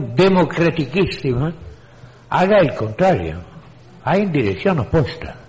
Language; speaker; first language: Spanish; non-native, fluent; Italian